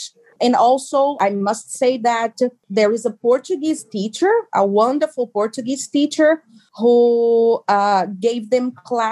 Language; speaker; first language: English; non-native, fluent; Portuguese